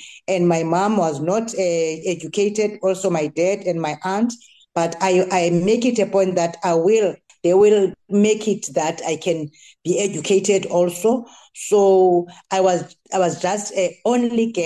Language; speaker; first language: English; non-native, local second language; Xhosa